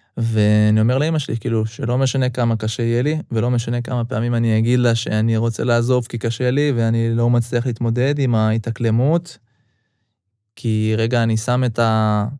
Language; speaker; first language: Hebrew; early bilingual, other home language; Russian